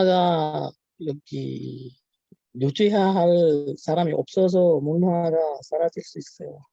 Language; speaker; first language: Korean; non-native, learner; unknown